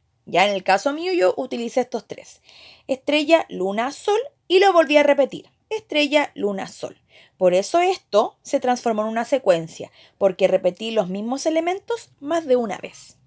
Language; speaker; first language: Spanish; native; Spanish